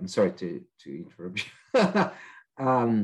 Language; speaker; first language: English; non-native, fluent; Spanish